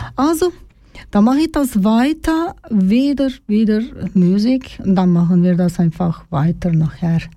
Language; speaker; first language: German; non-native, learner; Turkish